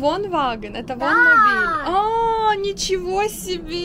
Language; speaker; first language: Russian; native; Russian